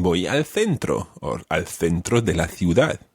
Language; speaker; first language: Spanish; non-native, fluent; English